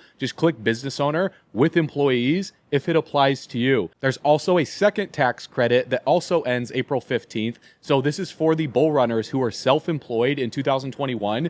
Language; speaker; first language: English; native; English